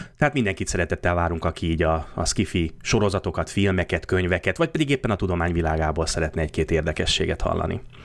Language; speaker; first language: Hungarian; native; Hungarian